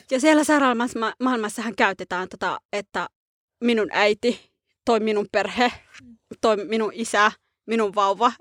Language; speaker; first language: Finnish; early bilingual, other home language; Somali